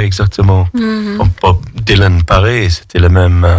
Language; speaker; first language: French; non-native, fluent; English